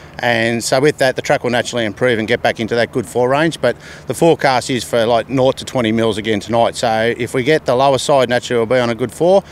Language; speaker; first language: English; native; English